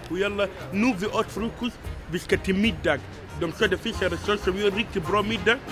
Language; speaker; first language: Swedish; non-native, fluent; Arabic